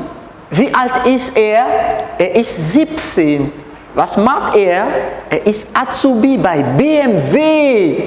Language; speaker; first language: German; non-native, fluent; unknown